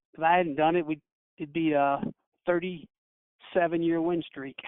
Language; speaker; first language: English; native; English